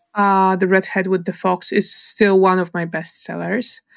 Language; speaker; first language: English; non-native, fluent; Polish